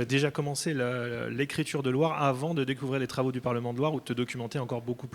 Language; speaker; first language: French; native; French